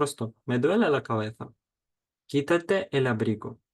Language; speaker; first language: Spanish; non-native, fluent; Ukrainian